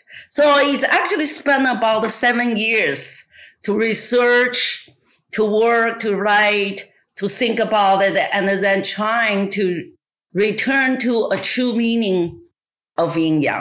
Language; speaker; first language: English; non-native, fluent; Chinese